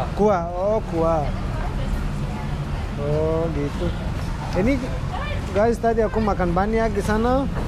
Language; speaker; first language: Indonesian; non-native, learner; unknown